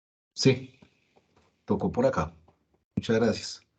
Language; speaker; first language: Spanish; native; Spanish